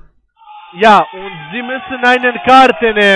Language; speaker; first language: German; non-native, learner; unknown